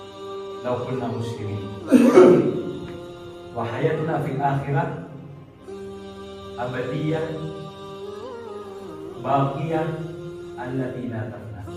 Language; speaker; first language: Arabic; non-native, fluent; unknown